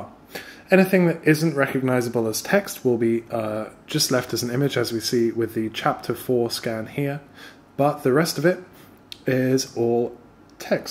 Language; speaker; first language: English; native; English